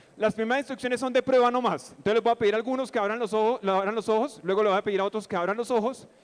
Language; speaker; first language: Spanish; native; Spanish